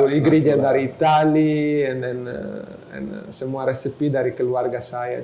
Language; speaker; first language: Indonesian; non-native, fluent; Italian